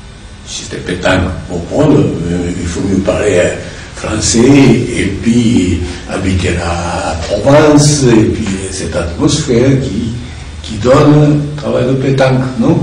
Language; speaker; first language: French; non-native, learner; Japanese